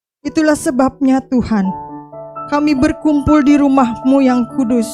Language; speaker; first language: Indonesian; native; Indonesian